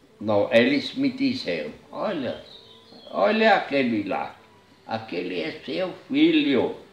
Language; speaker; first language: Portuguese; non-native, fluent; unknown